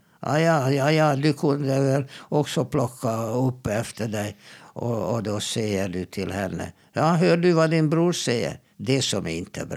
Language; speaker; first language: Swedish; non-native, fluent; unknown